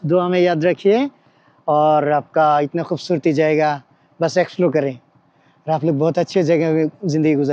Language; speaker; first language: Hindi; non-native, learner; Bangla